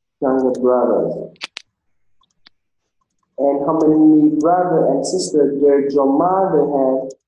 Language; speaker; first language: English; non-native, learner; Vietnamese